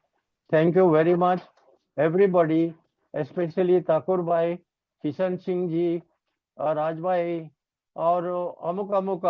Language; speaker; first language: Hindi; non-native, local second language; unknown